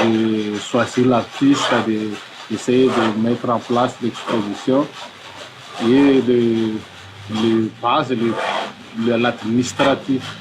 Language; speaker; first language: French; non-native, local second language; Malagasy